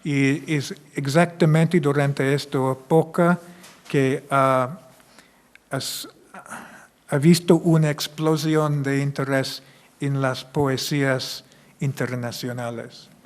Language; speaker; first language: Spanish; non-native, fluent; English